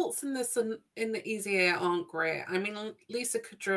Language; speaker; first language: English; native; English